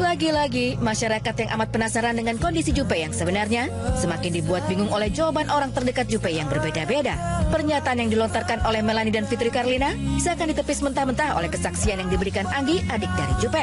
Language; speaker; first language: Indonesian; native; Indonesian